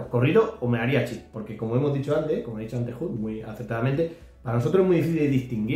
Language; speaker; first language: Spanish; native; Spanish